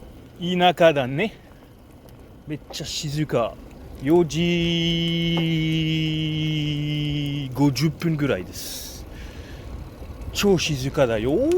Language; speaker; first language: Japanese; non-native, fluent; French